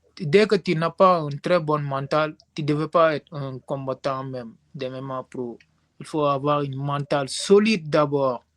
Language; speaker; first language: French; non-native, local second language; Wolof